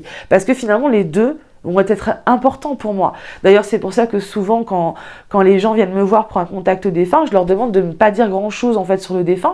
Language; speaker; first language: French; native; French